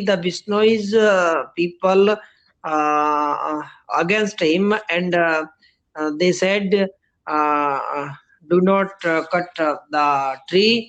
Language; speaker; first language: English; non-native, learner; Rajasthani